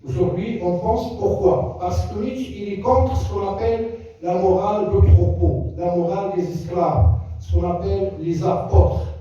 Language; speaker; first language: French; non-native, local second language; Arabic